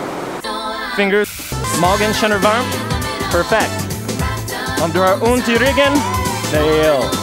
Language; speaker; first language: Swedish; non-native, learner; English